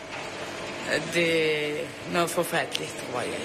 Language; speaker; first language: Danish; non-native, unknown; Arabic